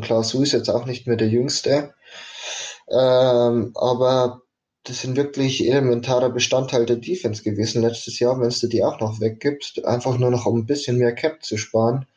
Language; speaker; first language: German; native; German